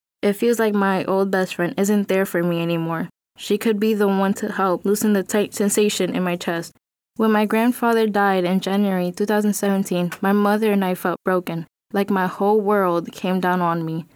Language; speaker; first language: English; early bilingual, other home language; Spanish